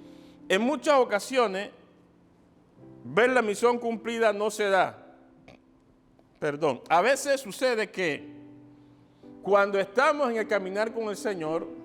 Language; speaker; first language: Spanish; native; Spanish